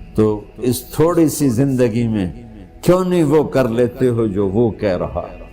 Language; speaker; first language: Urdu; non-native, local second language; Punjabi